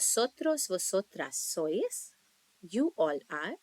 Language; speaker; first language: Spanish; non-native, fluent; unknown